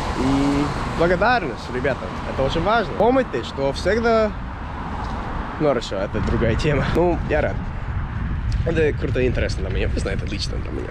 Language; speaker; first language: Russian; non-native, learner; English